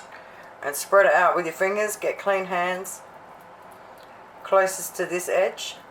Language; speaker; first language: English; native; English